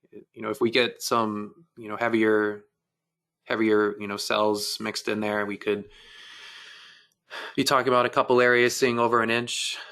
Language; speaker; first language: English; native; English